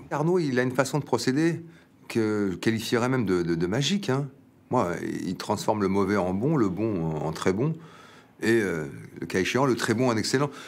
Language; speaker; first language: French; native; French